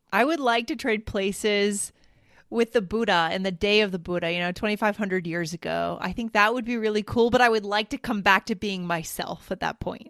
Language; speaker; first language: English; native; English